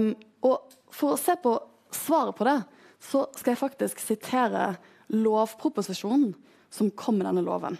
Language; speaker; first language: Norwegian; native; Norwegian